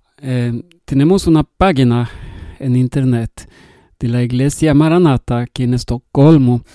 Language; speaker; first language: Spanish; non-native, learner; Swedish